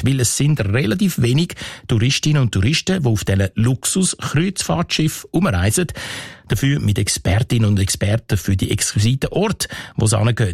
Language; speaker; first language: German; native; German